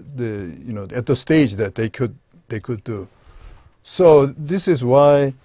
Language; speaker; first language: English; non-native, learner; Korean